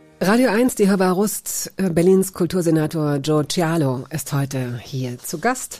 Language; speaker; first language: German; native; German